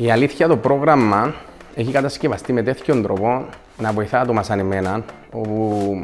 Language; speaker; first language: Greek; native; Greek